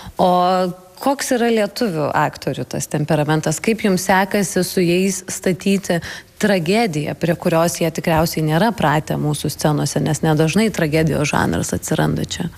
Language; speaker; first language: Lithuanian; native; Lithuanian